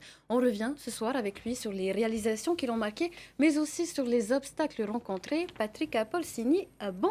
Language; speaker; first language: French; native; French